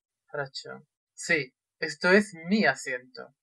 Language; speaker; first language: Spanish; non-native, fluent; Russian